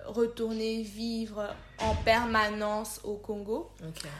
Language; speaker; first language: French; non-native, local second language; Lingala